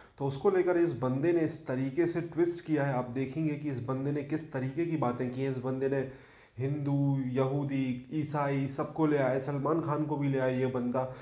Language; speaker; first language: Hindi; native; Hindi